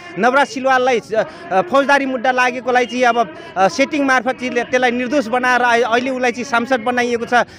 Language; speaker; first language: Nepali; non-native, local second language; Dangaura Tharu